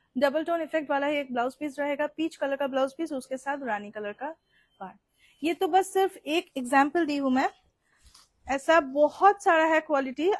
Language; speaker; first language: Hindi; non-native, local second language; Bangla